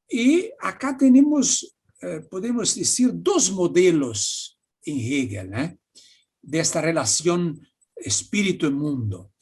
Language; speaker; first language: Spanish; non-native, fluent; Portuguese